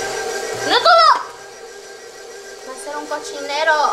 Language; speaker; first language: Spanish; early bilingual, heritage; Spanish